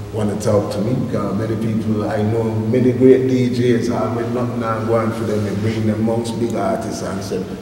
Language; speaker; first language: English; native; English